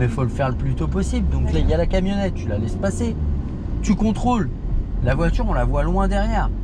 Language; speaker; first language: French; native; French